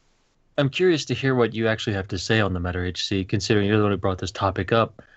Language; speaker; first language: English; native; English